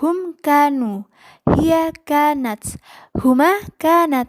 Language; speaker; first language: Arabic; non-native, fluent; Indonesian